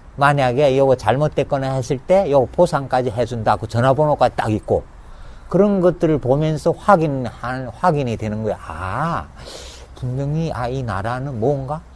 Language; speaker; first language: Korean; native; Korean